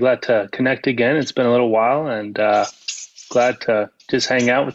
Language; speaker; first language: English; native; English